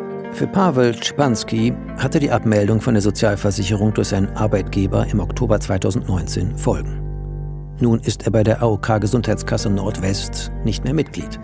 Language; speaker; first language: German; native; German